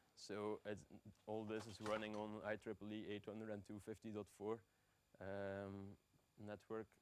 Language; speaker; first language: English; non-native, fluent; Dutch